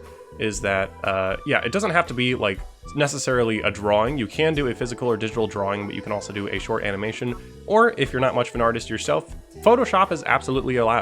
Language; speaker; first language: English; native; English